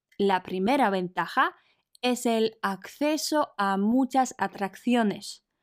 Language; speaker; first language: Spanish; non-native, fluent; Polish